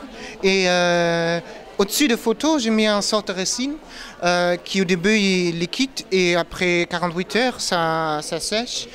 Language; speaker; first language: French; non-native, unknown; German